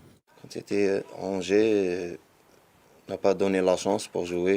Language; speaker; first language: French; non-native, local second language; Arabic